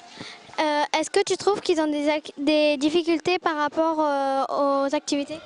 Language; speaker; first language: French; native; French